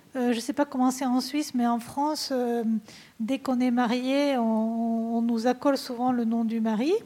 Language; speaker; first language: French; native; French